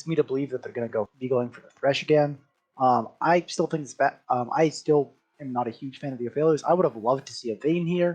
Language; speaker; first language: English; native; English